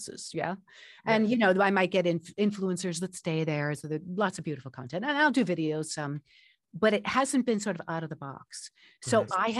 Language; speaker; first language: English; native; English